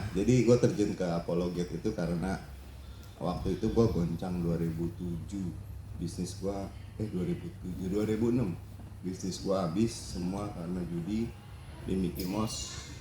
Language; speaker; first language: Indonesian; native; Indonesian